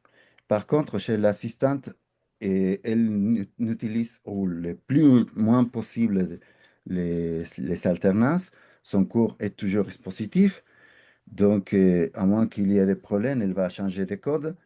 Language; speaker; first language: French; non-native, fluent; Spanish